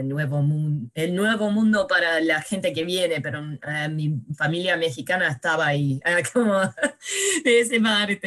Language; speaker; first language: Spanish; early bilingual, heritage; English